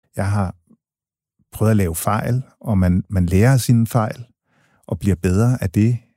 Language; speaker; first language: Danish; early bilingual, other home language; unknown